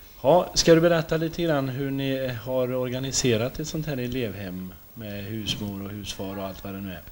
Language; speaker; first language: Swedish; native; Swedish